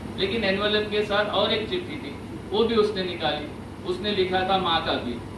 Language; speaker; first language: Hindi; non-native, local second language; Marathi